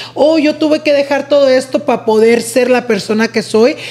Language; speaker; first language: Spanish; early bilingual, heritage; Spanish